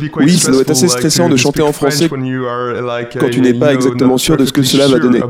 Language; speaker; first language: French; native; French